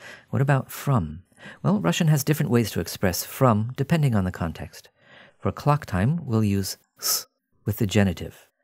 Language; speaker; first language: English; native; English